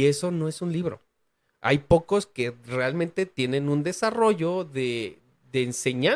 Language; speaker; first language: Spanish; native; Spanish